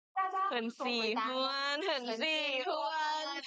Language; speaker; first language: Chinese; non-native, learner; Thai